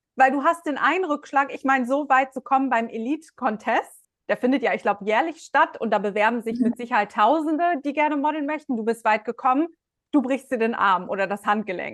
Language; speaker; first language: German; native; German